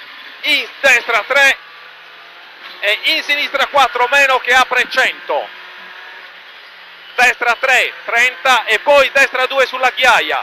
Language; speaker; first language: Italian; native; Italian